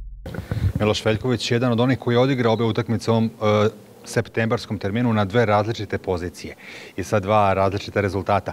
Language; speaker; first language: Serbian; native; Serbian